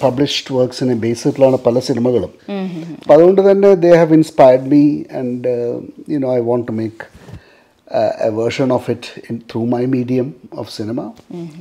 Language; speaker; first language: English; non-native, local second language; Malayalam